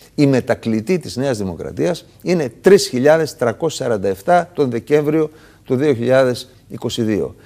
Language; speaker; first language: Greek; native; Greek